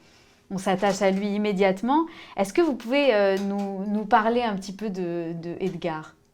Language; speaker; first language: French; native; French